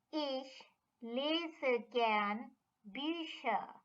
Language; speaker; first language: German; non-native, fluent; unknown